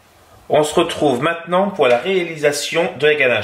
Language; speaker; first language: French; native; French